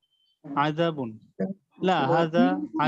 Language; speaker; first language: Arabic; non-native, learner; Bangla